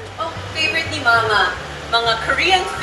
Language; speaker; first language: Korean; non-native, fluent; Filipino